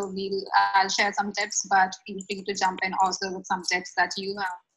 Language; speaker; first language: English; non-native, fluent; Spanish